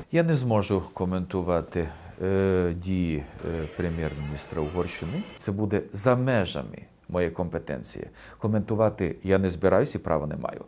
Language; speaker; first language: Ukrainian; non-native, local second language; Hungarian